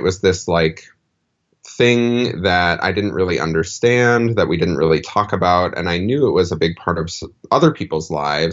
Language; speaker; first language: English; native; English